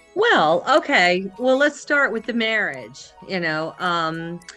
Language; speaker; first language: English; native; English